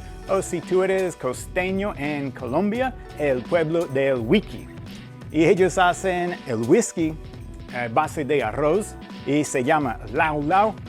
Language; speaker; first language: Spanish; non-native, fluent; English